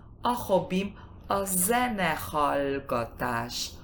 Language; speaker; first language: Hungarian; early bilingual, heritage; Spanish